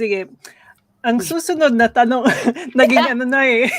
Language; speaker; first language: Filipino; early bilingual, heritage; Swedish